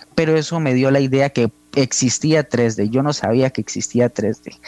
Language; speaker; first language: Spanish; native; Spanish